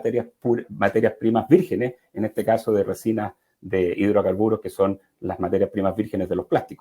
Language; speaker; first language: Spanish; native; Spanish